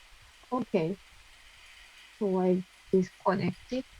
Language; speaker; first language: English; non-native, learner; Japanese